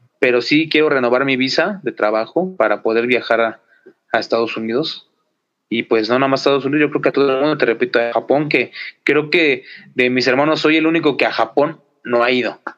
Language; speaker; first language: Spanish; native; Spanish